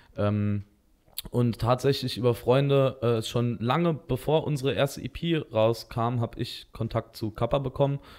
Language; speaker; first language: German; native; German